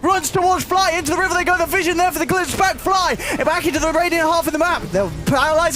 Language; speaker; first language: English; native; English